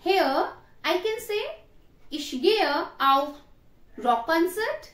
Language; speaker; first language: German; non-native, learner; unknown